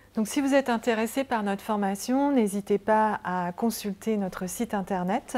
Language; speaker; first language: French; native; French